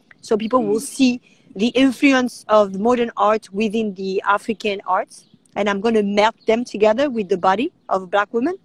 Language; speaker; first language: English; non-native, fluent; French